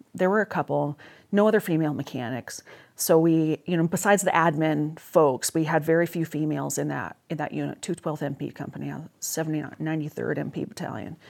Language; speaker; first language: English; native; English